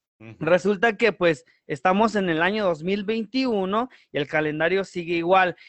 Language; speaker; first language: Spanish; early bilingual, heritage; Spanish